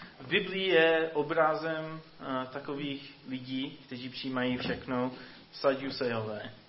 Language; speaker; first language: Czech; non-native, fluent; English